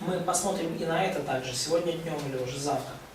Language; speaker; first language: Russian; native; Russian